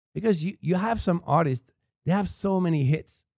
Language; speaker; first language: English; non-native, fluent; French